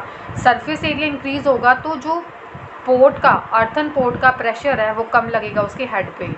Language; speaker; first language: Hindi; native; Hindi